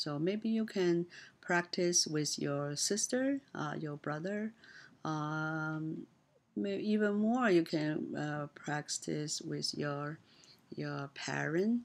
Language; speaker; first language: English; non-native, learner; Chinese